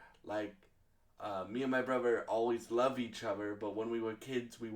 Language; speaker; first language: English; native; English